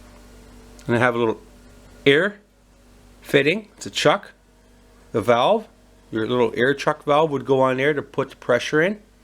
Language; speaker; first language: English; native; English